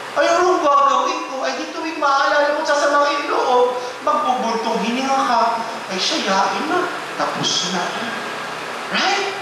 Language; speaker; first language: Filipino; native; Filipino